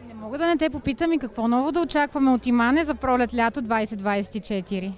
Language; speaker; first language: Bulgarian; native; Bulgarian